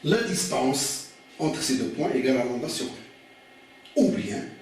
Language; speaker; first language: French; non-native, local second language; Arabic